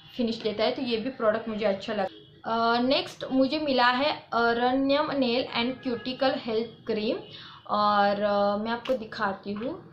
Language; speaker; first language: Hindi; non-native, local second language; Marathi